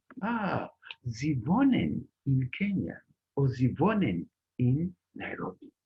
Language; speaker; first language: German; non-native, learner; Bemba